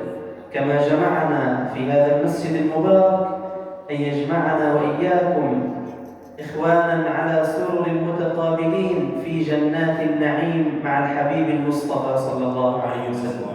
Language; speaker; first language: Arabic; native; Arabic